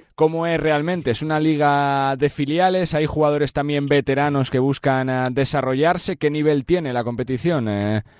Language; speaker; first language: Spanish; native; Spanish